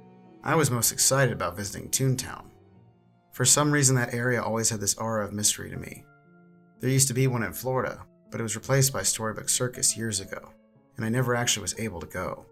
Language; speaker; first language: English; native; English